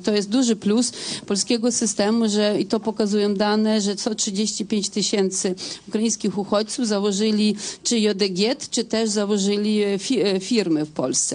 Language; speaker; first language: Polish; non-native, fluent; Ukrainian